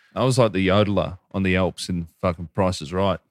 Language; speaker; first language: English; native; English